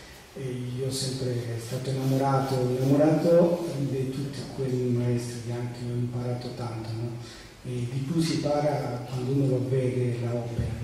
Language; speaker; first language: Italian; non-native, fluent; Spanish